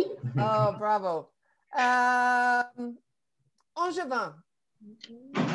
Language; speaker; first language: French; non-native, fluent; English